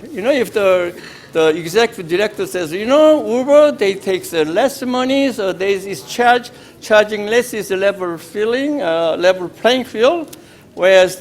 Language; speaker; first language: English; non-native, fluent; Korean